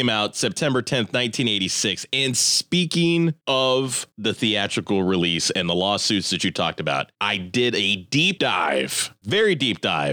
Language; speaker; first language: English; native; English